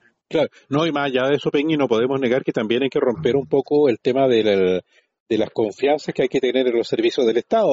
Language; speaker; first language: Spanish; native; Spanish